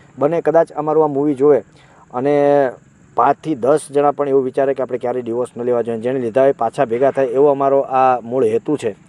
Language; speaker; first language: Gujarati; native; Gujarati